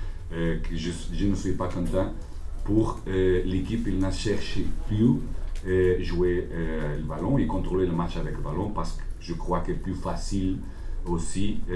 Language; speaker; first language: French; non-native, learner; Portuguese